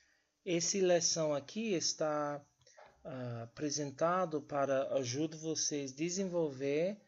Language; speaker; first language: Portuguese; non-native, learner; English